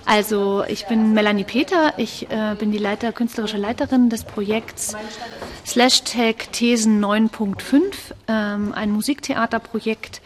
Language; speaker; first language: German; native; German